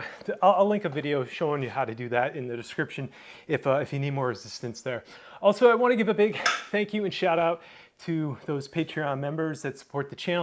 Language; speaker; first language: English; native; English